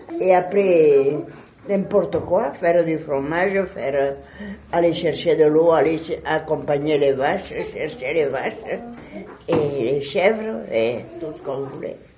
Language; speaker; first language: French; non-native, local second language; Basque